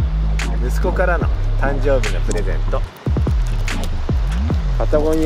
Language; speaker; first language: Japanese; native; Japanese